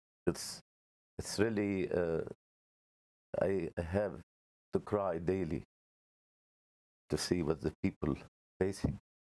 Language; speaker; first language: English; non-native, fluent; Arabic